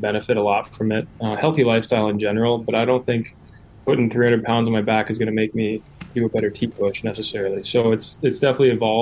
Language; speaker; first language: English; native; English